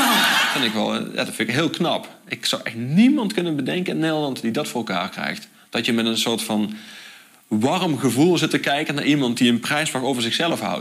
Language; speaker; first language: Dutch; native; Dutch